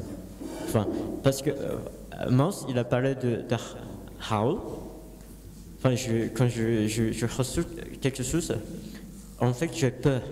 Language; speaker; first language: French; non-native, learner; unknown